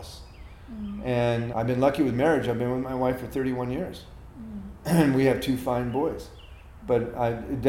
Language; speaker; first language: English; native; English